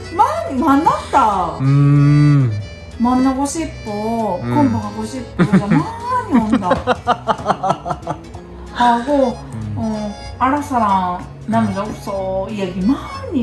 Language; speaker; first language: Korean; non-native, learner; Japanese